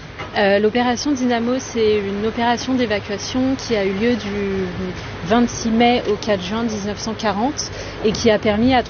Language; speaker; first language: French; native; French